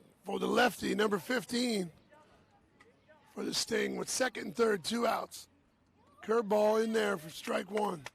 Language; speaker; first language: English; native; English